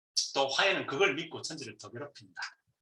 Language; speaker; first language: Korean; native; Korean